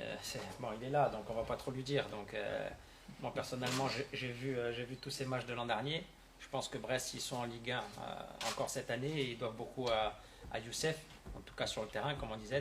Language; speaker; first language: French; native; French